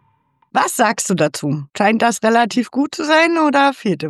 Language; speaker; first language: German; native; German